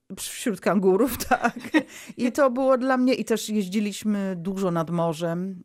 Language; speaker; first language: Polish; early bilingual, heritage; Polish